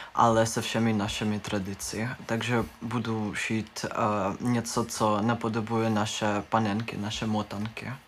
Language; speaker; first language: Czech; non-native, learner; Ukrainian